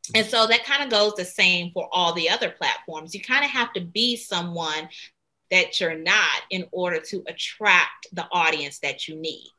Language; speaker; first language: English; native; English